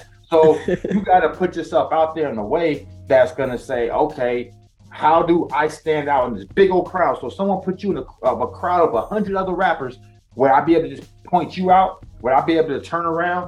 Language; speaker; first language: English; native; English